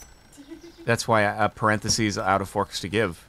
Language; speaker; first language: English; native; English